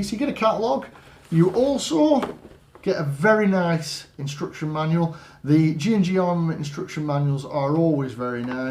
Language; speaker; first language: English; native; English